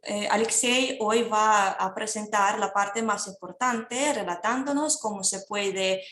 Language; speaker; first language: Spanish; non-native, fluent; Russian